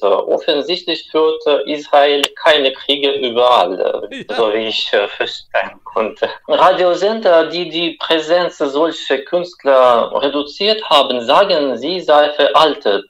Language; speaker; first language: German; non-native, fluent; Russian